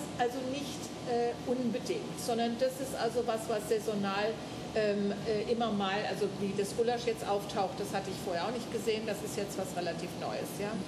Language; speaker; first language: German; native; German